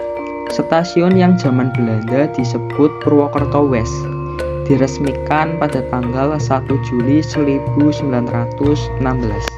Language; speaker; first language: Indonesian; native; Indonesian